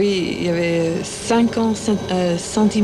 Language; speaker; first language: French; non-native, learner; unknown